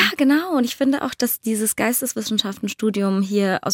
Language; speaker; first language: German; early bilingual, other home language; Turkish